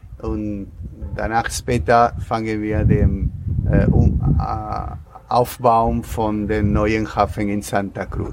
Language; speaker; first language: German; non-native, learner; Spanish